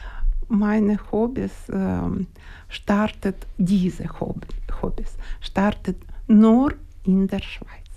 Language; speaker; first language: German; non-native, learner; Ukrainian